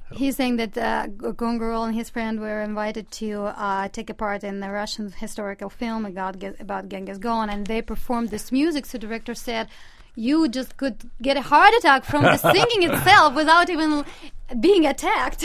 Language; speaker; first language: English; non-native, fluent; Russian